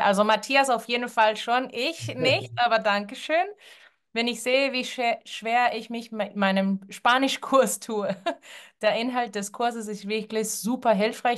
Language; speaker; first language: German; non-native, fluent; Spanish